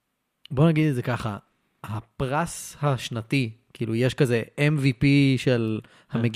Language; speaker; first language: Hebrew; native; Hebrew